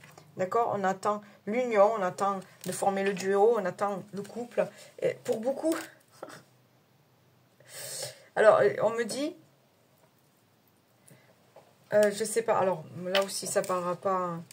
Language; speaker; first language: French; native; French